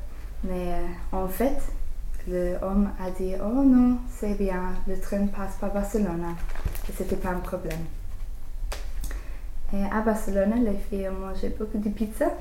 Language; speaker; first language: French; non-native, learner; English